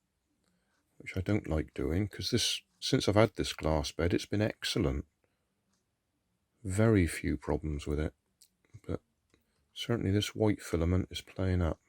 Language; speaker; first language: English; native; English